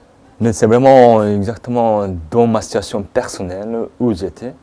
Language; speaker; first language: French; non-native, fluent; Japanese